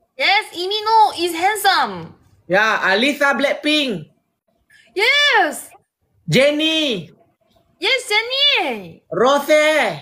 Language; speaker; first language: English; non-native, learner; Malay